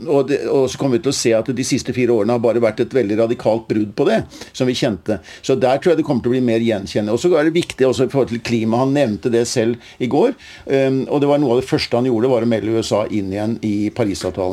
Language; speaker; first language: Norwegian; native; Norwegian